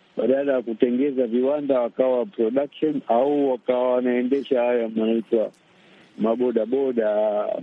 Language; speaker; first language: Swahili; native; Swahili